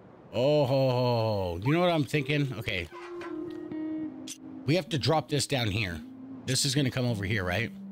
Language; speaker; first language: English; native; English